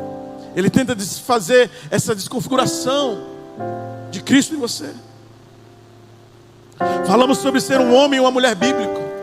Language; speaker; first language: Portuguese; native; Portuguese